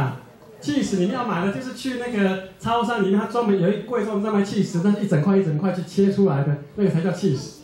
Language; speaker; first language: Chinese; native; Chinese